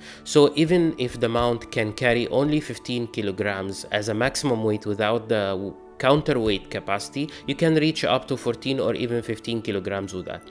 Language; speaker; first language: English; non-native, fluent; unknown